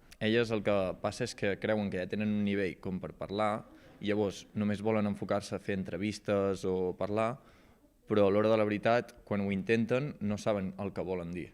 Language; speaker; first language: Catalan; native; Catalan